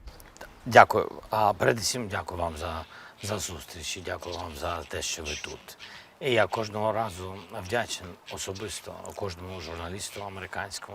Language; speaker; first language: Ukrainian; non-native, local second language; Russian